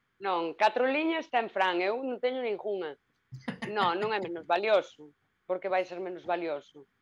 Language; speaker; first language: Galician; native; Galician